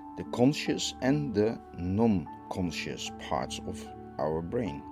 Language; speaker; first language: English; non-native, fluent; Dutch